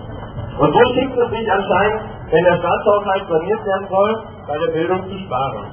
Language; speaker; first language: German; native; German